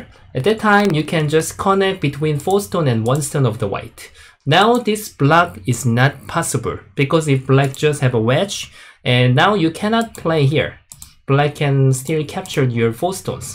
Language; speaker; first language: English; non-native, fluent; Korean